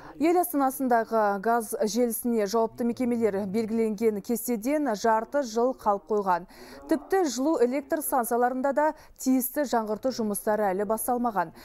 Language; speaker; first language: Kazakh; native; Kazakh